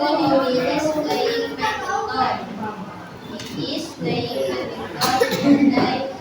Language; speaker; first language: English; non-native, learner; Indonesian